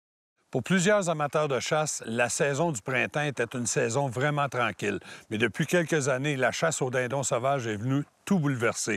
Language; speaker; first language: French; native; French